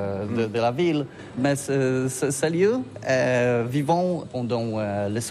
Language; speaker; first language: French; non-native, learner; Polish